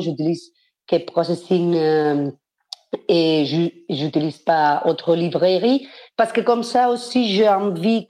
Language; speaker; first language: French; non-native, fluent; Spanish